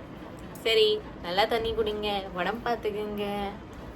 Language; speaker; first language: Tamil; non-native, learner; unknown